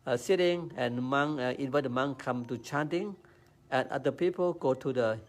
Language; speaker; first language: English; non-native, learner; Thai